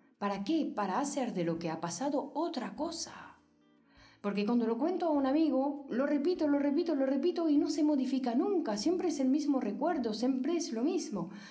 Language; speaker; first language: Spanish; non-native, fluent; French